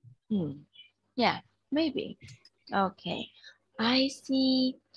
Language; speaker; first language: English; non-native, fluent; Vietnamese